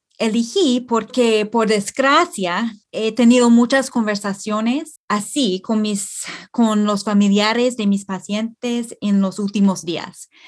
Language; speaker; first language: Spanish; non-native, fluent; English